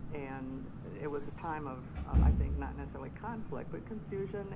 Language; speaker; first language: English; native; English